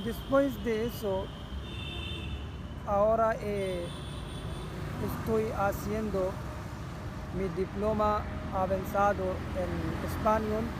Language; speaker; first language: Spanish; non-native, learner; Urdu